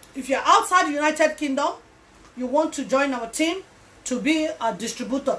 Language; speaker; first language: English; non-native, local second language; Yoruba